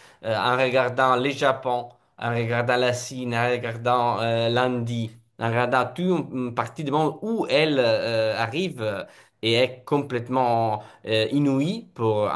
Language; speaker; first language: French; non-native, fluent; Italian